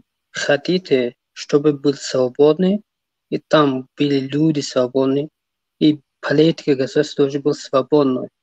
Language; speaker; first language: Russian; non-native, learner; Tajik